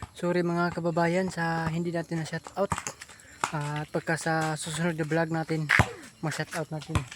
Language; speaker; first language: Filipino; non-native, local second language; Cebuano